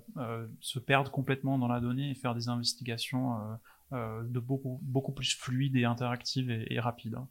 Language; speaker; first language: French; non-native, fluent; English